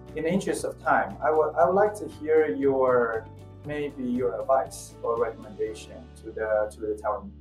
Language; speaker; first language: English; non-native, fluent; Chinese